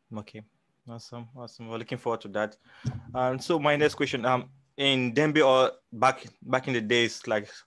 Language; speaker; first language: English; non-native, local second language; Hausa